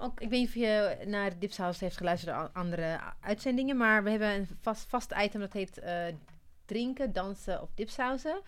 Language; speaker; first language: Dutch; non-native, fluent; Amharic